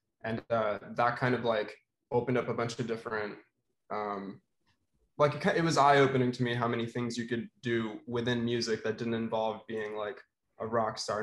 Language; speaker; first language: English; non-native, local second language; Filipino